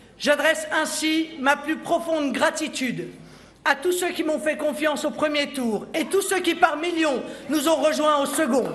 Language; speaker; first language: French; native; French